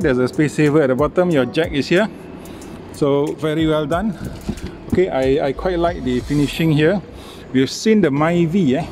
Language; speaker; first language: English; non-native, local second language; Malay